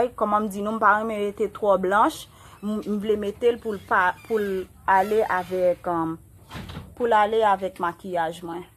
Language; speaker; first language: French; non-native, local second language; Haitian Creole